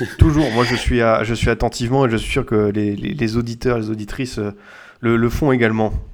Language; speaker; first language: French; native; French